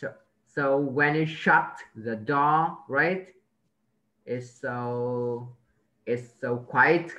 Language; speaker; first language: English; non-native, learner; Vietnamese